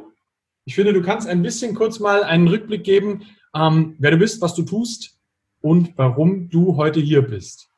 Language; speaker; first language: German; native; German